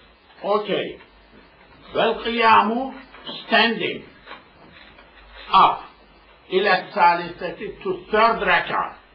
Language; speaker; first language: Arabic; non-native, fluent; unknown